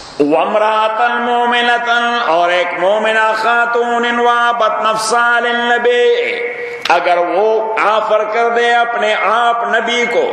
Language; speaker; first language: Urdu; non-native, local second language; Pashto